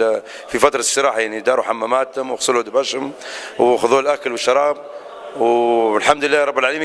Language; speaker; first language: Arabic; native; Arabic